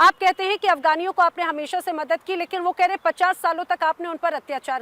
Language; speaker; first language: Hindi; native; Hindi